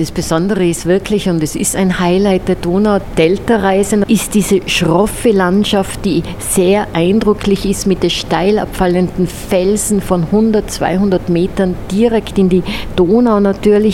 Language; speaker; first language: German; native; German